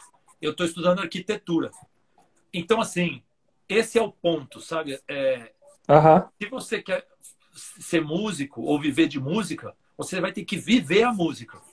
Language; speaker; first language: Portuguese; native; Portuguese